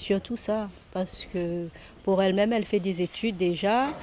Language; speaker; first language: French; non-native, local second language; Réunion Creole French